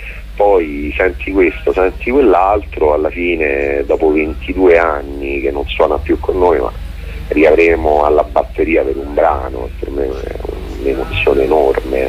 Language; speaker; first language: Italian; native; Italian